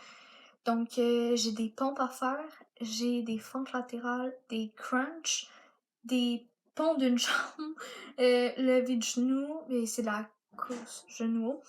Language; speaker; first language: French; native; French